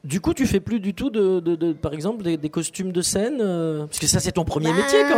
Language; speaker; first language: French; native; French